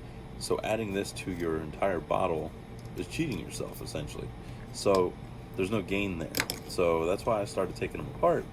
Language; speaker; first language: English; native; English